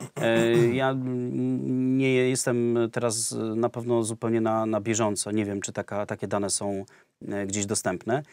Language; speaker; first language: Polish; native; Polish